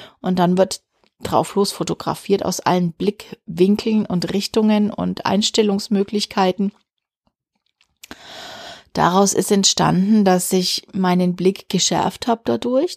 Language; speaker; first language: German; native; German